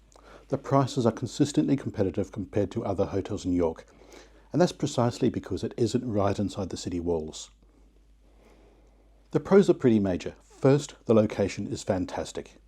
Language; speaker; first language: English; native; English